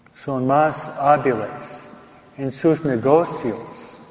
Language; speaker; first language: Spanish; non-native, fluent; English